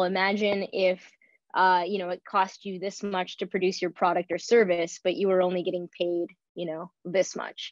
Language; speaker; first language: English; native; English